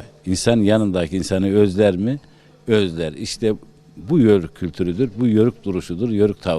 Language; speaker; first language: Turkish; native; Turkish